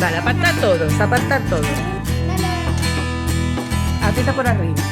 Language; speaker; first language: Spanish; native; Spanish